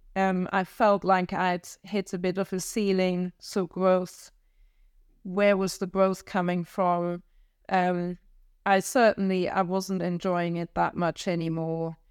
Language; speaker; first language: English; non-native, fluent; German